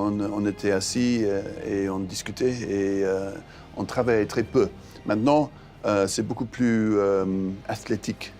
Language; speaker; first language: French; non-native, fluent; English